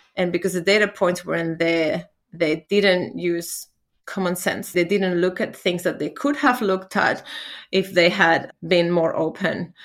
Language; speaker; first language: English; non-native, fluent; Spanish